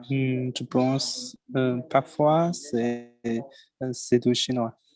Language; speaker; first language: French; non-native, learner; Chinese